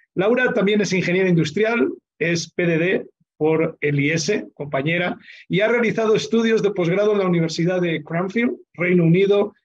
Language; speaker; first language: Spanish; native; Spanish